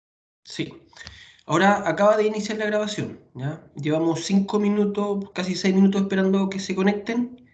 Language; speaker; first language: Spanish; native; Spanish